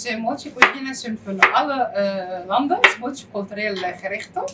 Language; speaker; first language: Dutch; non-native, learner; Arabic